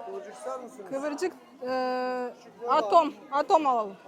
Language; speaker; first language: Turkish; non-native, fluent; Russian